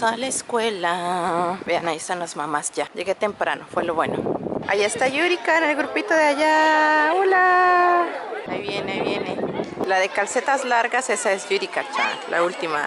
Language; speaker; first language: Spanish; native; Spanish